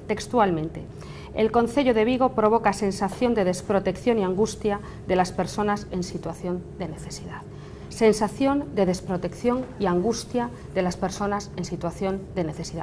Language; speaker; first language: Spanish; native; Spanish